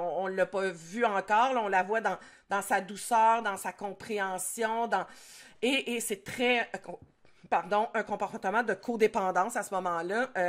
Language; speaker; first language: French; native; French